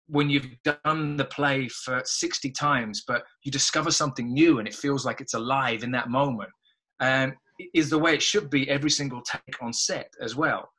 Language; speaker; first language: English; native; English